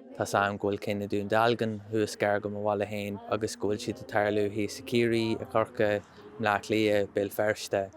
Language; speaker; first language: Irish; non-native, local second language; English